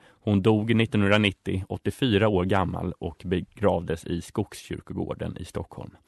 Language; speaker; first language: Swedish; native; Swedish